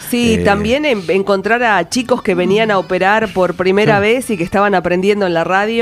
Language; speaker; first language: Spanish; native; Spanish